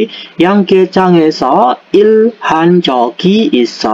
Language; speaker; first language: Korean; non-native, fluent; Indonesian